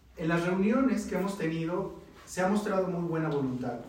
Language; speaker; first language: Spanish; native; Spanish